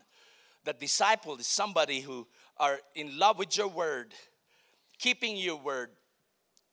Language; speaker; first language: English; non-native, local second language; Filipino